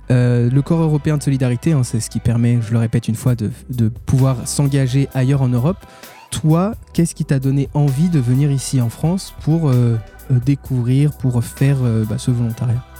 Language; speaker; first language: French; native; French